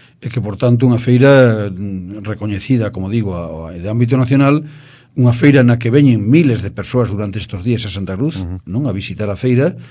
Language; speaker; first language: Galician; native; Galician